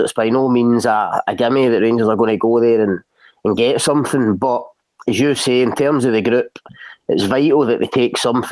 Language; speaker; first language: English; native; English